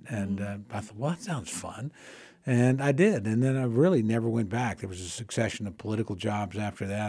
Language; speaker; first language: English; native; English